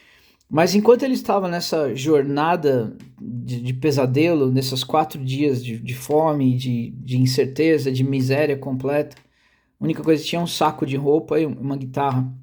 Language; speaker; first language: Portuguese; native; Portuguese